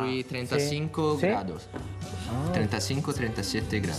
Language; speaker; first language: Spanish; non-native, learner; Italian